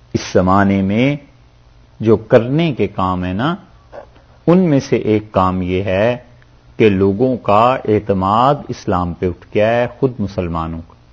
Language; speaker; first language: Urdu; native; Urdu